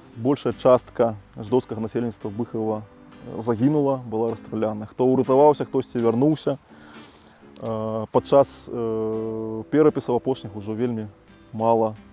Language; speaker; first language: Belarusian; native; Belarusian